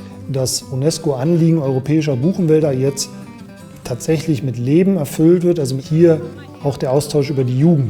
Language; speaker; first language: German; native; German